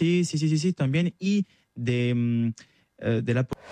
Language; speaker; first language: Spanish; non-native, learner; French